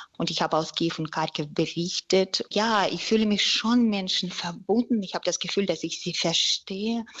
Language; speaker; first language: German; non-native, fluent; Russian